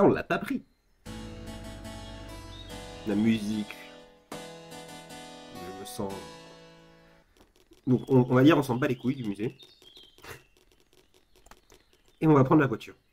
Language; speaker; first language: French; native; French